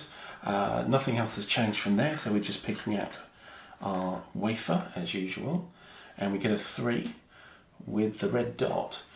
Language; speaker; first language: English; native; English